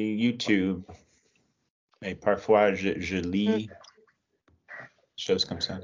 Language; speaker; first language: French; non-native, learner; English